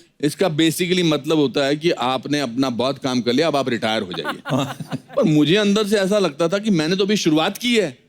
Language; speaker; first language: Hindi; native; Hindi